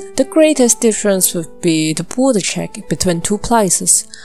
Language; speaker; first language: English; non-native, local second language; Cantonese